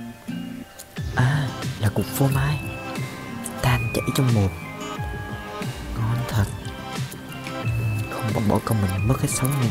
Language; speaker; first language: Vietnamese; native; Vietnamese